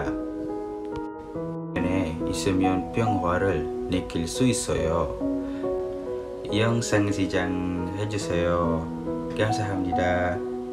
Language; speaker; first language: Korean; non-native, learner; Malay